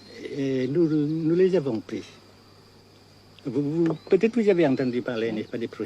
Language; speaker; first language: French; non-native, fluent; Vietnamese